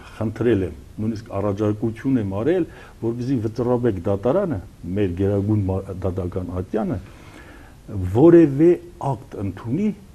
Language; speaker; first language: Armenian; non-native, local second language; Kurdish